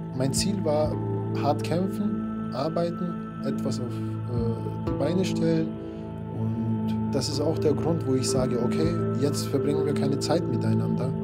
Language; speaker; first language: German; early bilingual, other home language; Pashto